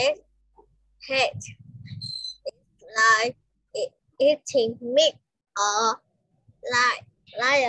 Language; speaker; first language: English; non-native, learner; Vietnamese